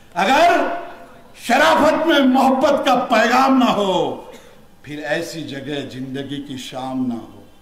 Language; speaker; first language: Hindi; non-native, local second language; Marathi